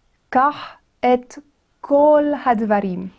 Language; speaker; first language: Hebrew; non-native, fluent; English